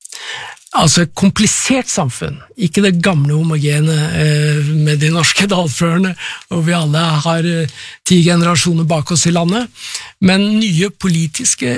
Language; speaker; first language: Norwegian; native; Norwegian